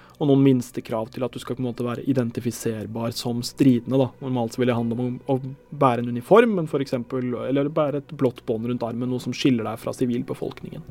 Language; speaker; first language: Norwegian; native; Norwegian